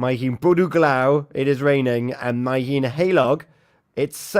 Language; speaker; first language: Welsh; non-native, learner; English